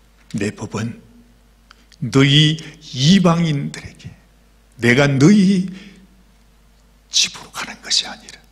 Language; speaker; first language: Korean; native; Korean